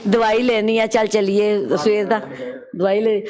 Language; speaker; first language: Hindi; non-native, local second language; Punjabi